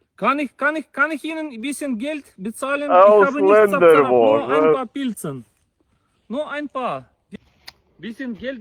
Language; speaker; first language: German; non-native, learner; Ukrainian